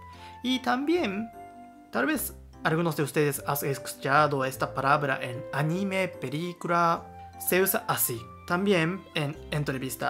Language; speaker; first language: Spanish; non-native, learner; Japanese